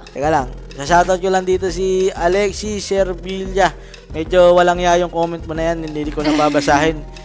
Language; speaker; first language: Filipino; native; Filipino